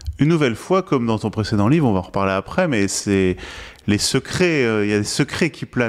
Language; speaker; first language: French; native; French